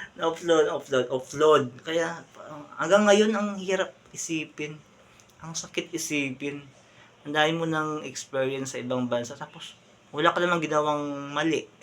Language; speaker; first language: Filipino; non-native, local second language; Hiligaynon